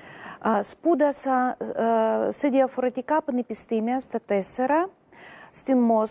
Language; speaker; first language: Greek; non-native, learner; Russian